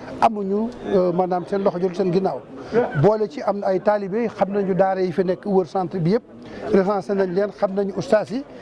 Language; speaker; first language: Wolof; native; Wolof